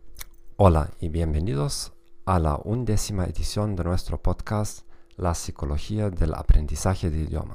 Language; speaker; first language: Spanish; non-native, fluent; German